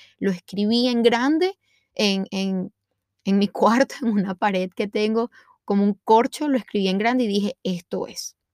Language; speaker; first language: Spanish; native; Spanish